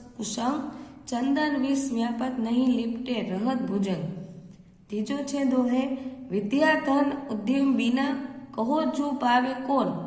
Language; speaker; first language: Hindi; non-native, local second language; Gujarati